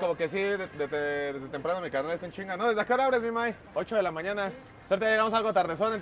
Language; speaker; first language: Spanish; native; Spanish